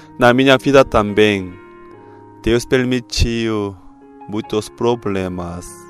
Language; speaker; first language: Portuguese; non-native, fluent; Korean